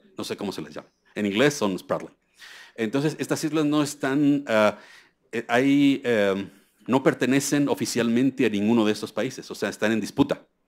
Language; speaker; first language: Spanish; native; Spanish